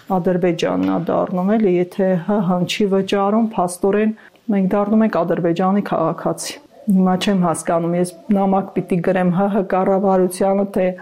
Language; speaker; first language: Armenian; native; Armenian